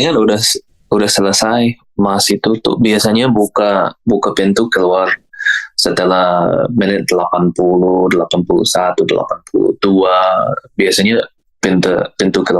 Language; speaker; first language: Indonesian; non-native, learner; English